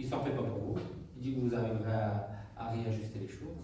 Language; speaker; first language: French; native; French